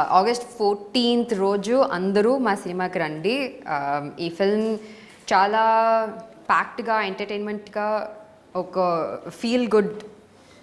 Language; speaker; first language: Telugu; non-native, local second language; Tamil